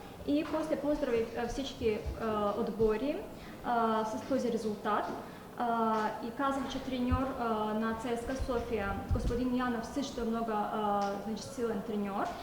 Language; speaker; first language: Bulgarian; non-native, learner; Azerbaijani